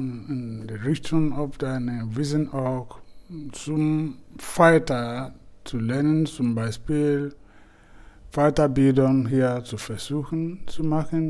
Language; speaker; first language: German; non-native, fluent; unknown